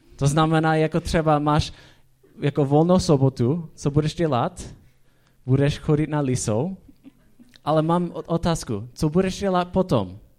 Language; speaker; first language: Czech; non-native, fluent; English